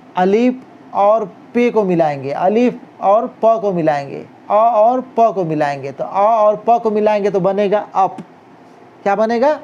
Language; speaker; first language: Hindi; native; Hindi